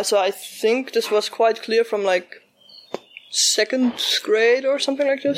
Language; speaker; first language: English; early bilingual, other home language; German